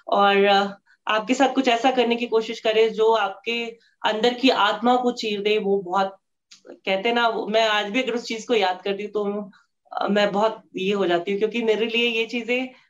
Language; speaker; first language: Hindi; native; Hindi